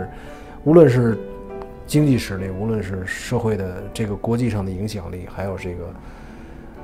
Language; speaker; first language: Chinese; native; Chinese